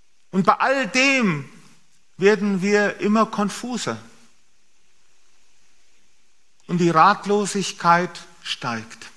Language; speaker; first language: German; native; German